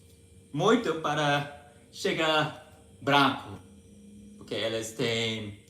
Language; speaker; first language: Portuguese; non-native, learner; English